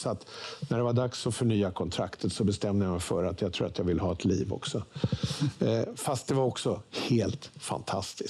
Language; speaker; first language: Swedish; native; Swedish